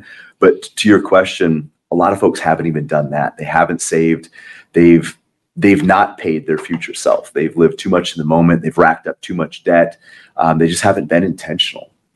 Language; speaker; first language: English; native; English